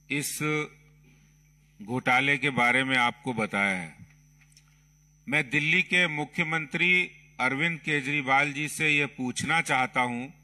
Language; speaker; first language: Hindi; native; Hindi